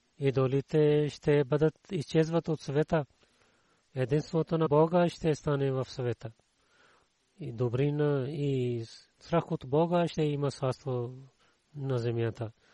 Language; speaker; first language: Bulgarian; non-native, learner; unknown